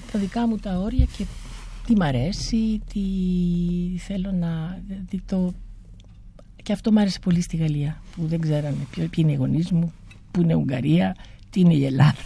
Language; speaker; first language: Greek; early bilingual, heritage; Greek